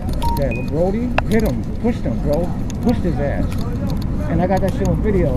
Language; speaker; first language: English; native; English